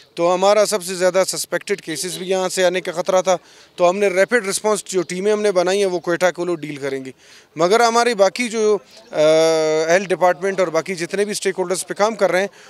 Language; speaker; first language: Urdu; native; Urdu